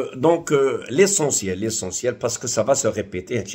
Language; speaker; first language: French; non-native, local second language; Arabic